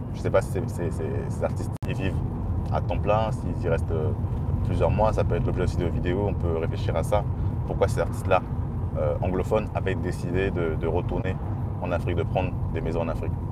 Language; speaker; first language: French; native; French